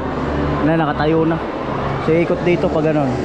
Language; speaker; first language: Filipino; native; Filipino